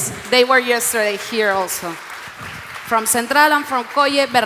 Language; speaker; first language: English; non-native, learner; Spanish